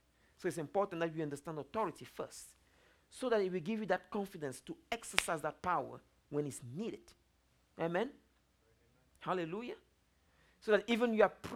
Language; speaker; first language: English; non-native, local second language; French